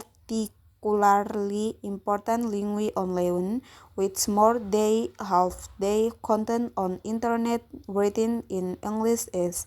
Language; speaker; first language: English; non-native, learner; Indonesian